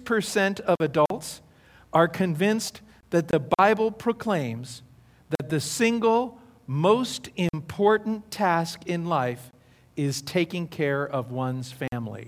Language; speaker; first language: English; native; English